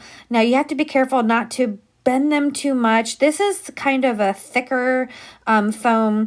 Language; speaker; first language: English; native; English